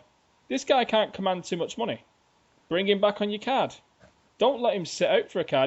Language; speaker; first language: English; native; English